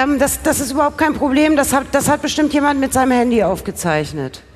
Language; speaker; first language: German; native; German